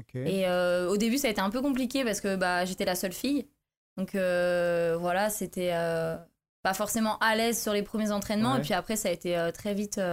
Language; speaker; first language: French; native; French